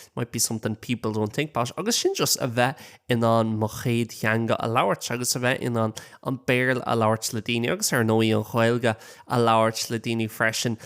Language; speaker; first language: Irish; non-native, local second language; English